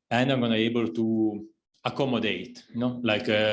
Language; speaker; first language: English; non-native, fluent; Italian